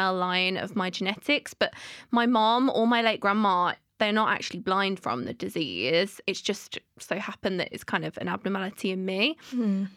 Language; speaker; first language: English; native; English